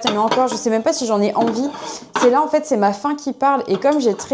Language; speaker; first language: French; native; French